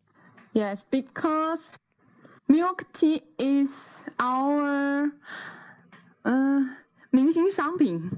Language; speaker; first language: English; non-native, learner; Chinese